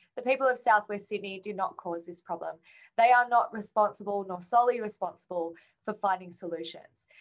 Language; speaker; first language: English; native; English